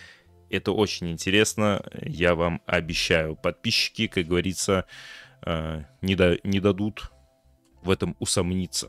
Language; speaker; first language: Russian; native; Russian